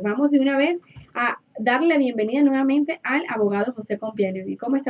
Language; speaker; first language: Spanish; native; Spanish